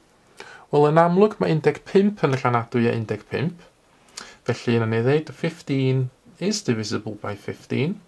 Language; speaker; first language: Welsh; native; Welsh